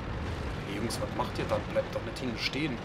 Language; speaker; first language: German; native; German